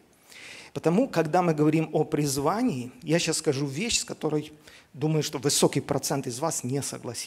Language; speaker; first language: Russian; native; Russian